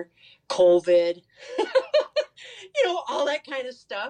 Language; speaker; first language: English; native; English